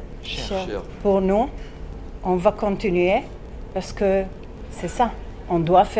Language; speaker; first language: French; non-native, fluent; Hebrew